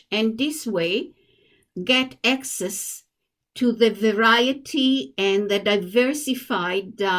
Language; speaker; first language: English; non-native, fluent; Hebrew